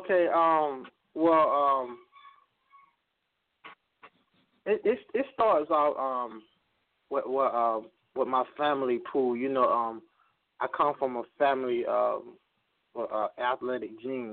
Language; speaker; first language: English; native; English